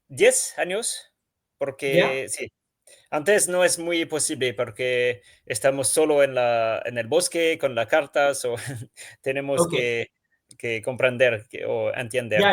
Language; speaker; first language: Spanish; non-native, learner; French